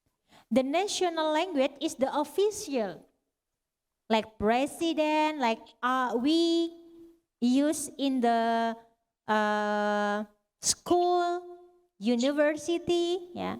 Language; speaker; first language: English; non-native, learner; Indonesian